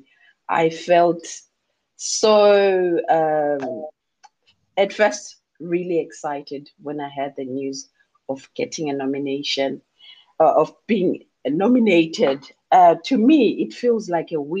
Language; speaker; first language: English; non-native, local second language; Shona